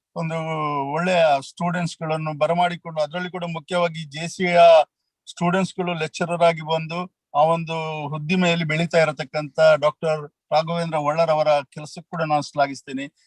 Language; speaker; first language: Kannada; native; Kannada